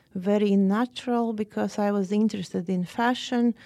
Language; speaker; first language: English; non-native, fluent; Latvian